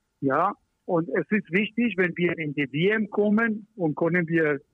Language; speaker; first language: German; non-native, learner; Persian